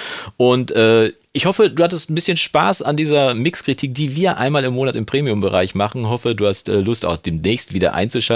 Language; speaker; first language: German; native; German